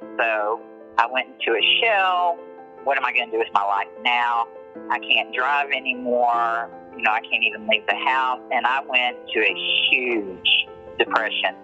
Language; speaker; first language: English; native; English